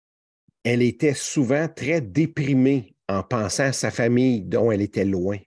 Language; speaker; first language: French; native; French